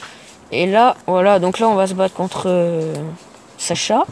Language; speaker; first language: French; native; French